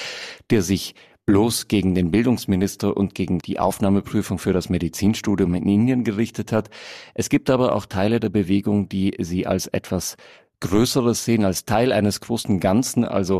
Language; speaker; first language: German; native; German